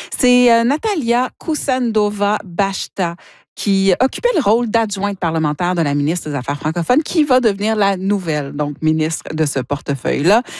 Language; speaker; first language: French; native; French